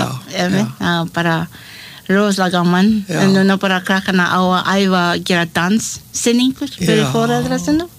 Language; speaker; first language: Icelandic; non-native, learner; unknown